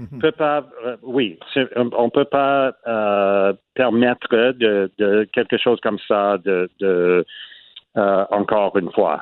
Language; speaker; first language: French; non-native, learner; English